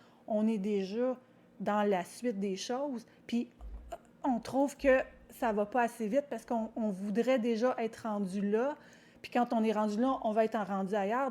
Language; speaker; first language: French; native; French